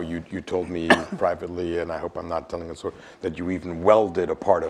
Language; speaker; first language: English; native; English